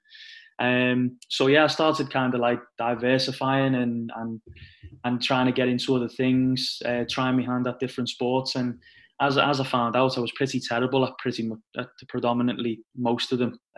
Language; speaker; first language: English; native; English